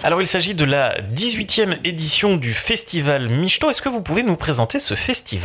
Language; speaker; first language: French; native; French